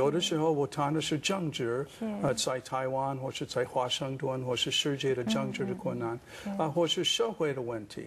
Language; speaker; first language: Chinese; non-native, fluent; English